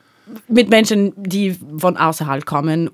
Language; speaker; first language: German; non-native, learner; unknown